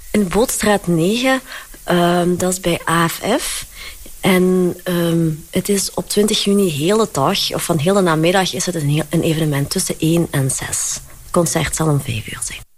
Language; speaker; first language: Dutch; native; Dutch